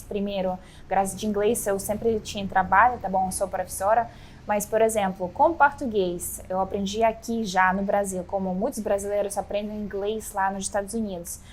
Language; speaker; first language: Portuguese; non-native, fluent; Russian